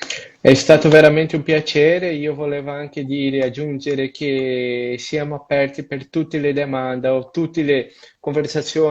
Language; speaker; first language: Italian; non-native, learner; Portuguese